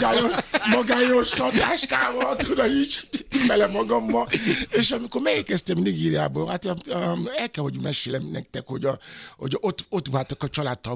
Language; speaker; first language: Hungarian; non-native, learner; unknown